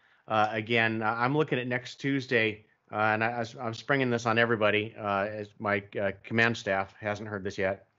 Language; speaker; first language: English; native; English